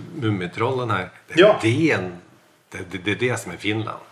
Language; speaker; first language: Swedish; non-native, fluent; Norwegian